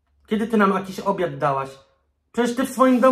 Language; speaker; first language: Polish; native; Polish